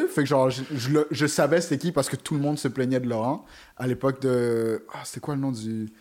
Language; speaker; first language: French; native; French